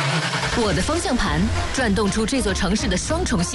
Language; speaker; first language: Chinese; native; Chinese